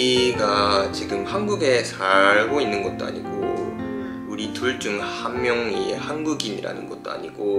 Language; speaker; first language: Korean; non-native, fluent; Japanese